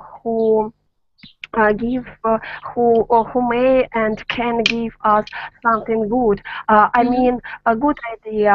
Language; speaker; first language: English; non-native, learner; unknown